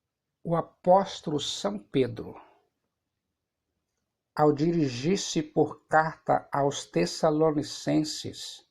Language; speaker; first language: Portuguese; native; Portuguese